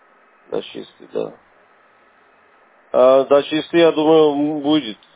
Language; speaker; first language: Russian; non-native, learner; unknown